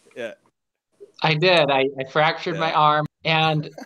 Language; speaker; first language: English; native; English